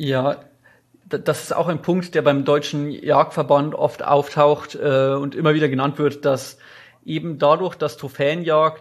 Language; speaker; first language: German; native; German